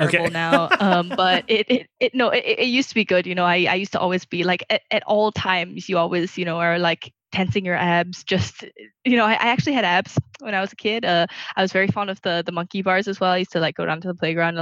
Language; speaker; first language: English; native; English